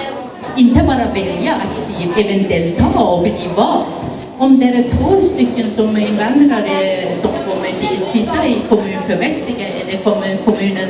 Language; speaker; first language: Swedish; non-native, fluent; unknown